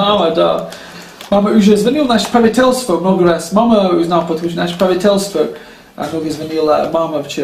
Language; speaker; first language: Russian; non-native, learner; English